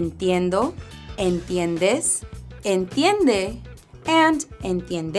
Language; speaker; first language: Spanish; non-native, fluent; English